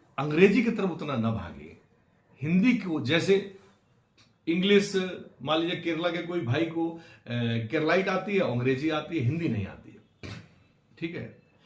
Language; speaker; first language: Hindi; native; Hindi